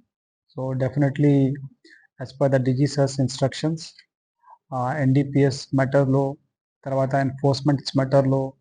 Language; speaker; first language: Telugu; non-native, fluent; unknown